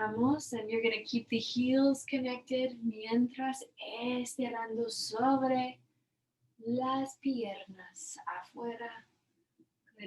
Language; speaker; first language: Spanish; non-native, learner; English